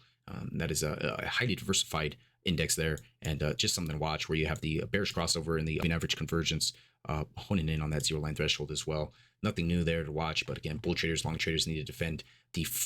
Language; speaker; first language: English; native; English